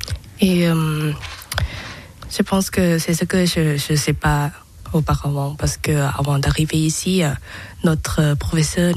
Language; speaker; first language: French; non-native, learner; Thai